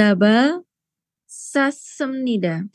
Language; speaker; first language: Korean; non-native, learner; Indonesian